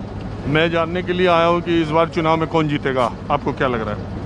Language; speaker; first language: Hindi; native; Hindi